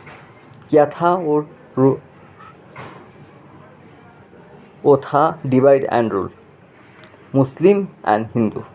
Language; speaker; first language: Hindi; non-native, fluent; Bangla